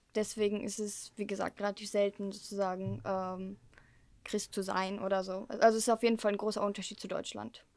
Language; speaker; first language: German; early bilingual, heritage; German